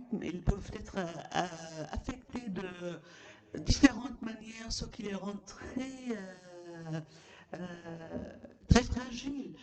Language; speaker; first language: French; non-native, fluent; Arabic